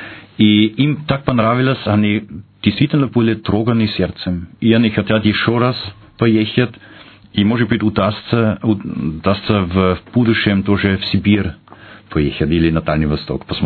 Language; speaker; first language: Russian; non-native, fluent; German